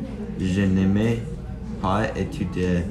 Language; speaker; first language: French; non-native, learner; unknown